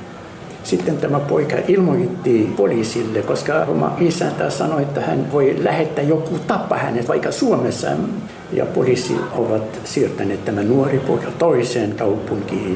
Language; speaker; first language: Finnish; non-native, learner; Arabic